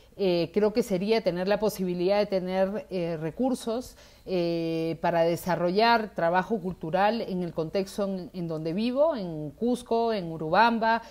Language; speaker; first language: Spanish; native; Spanish